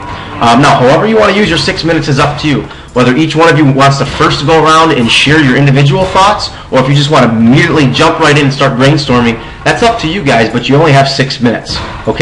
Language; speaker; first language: English; native; English